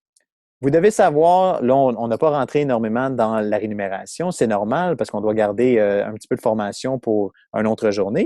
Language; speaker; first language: French; native; French